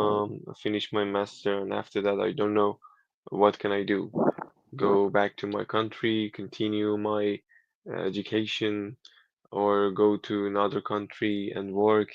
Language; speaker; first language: English; non-native, learner; Persian